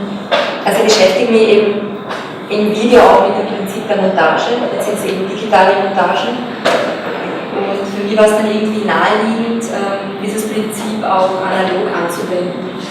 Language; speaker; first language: German; native; German